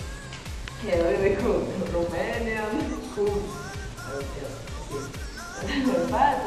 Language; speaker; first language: English; non-native, fluent; Ukrainian